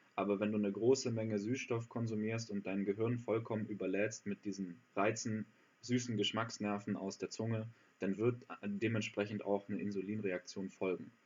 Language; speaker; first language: German; native; German